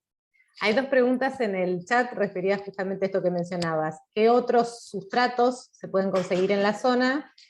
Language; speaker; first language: Spanish; native; Spanish